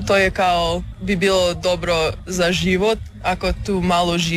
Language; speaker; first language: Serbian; early bilingual, heritage; English